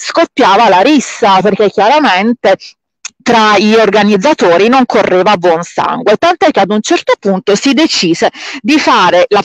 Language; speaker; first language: Italian; native; Italian